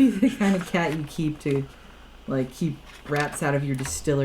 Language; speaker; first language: English; native; English